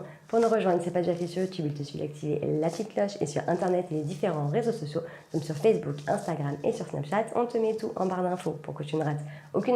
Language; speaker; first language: French; native; French